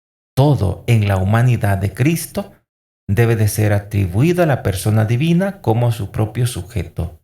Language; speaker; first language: Spanish; native; Spanish